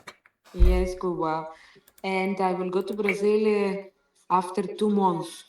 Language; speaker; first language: English; non-native, learner; Greek